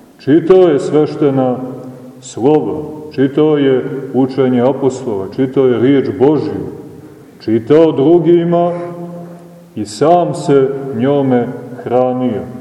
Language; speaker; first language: Serbian; native; Serbian